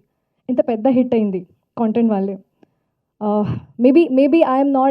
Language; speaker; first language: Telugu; non-native, fluent; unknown